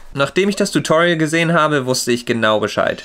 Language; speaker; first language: German; native; German